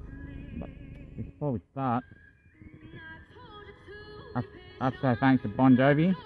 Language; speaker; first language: English; native; English